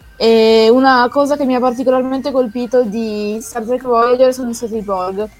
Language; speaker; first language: Italian; native; Italian